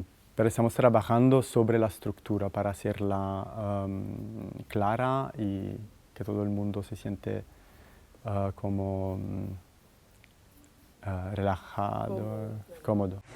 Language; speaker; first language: Spanish; non-native, fluent; Italian